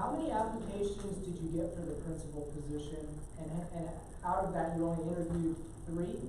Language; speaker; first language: English; native; English